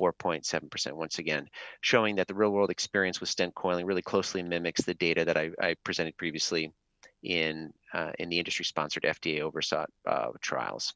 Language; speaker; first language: English; native; English